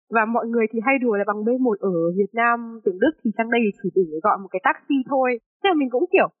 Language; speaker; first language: Vietnamese; native; Vietnamese